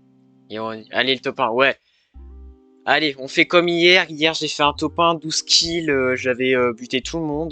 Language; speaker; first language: French; native; French